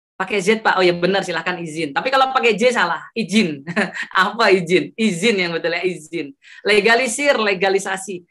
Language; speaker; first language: Indonesian; non-native, local second language; Javanese